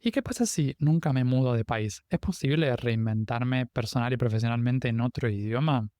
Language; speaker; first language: Spanish; native; Spanish